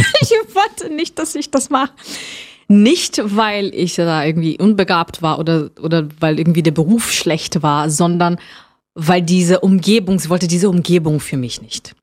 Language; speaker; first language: German; non-native, fluent; Portuguese